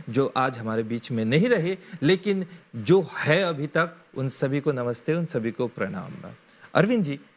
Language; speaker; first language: Hindi; non-native, local second language; Morisyen